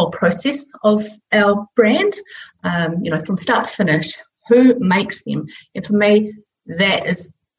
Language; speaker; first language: English; native; English